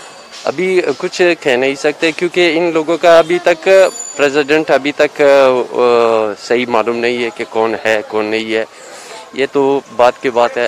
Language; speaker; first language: Hindi; non-native, fluent; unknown